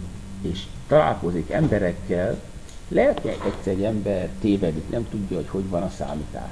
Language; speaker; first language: Hungarian; non-native, fluent; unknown